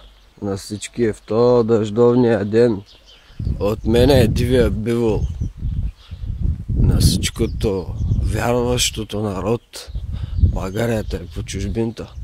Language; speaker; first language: Bulgarian; native; Bulgarian